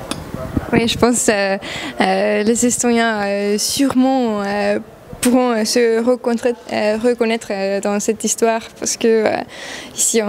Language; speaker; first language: French; non-native, fluent; Estonian